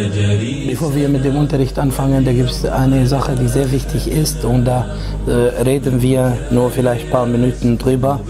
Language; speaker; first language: German; non-native, fluent; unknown